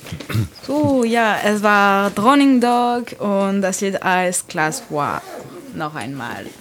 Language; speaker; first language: German; non-native, learner; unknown